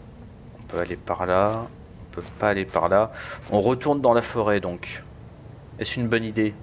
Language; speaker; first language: French; native; French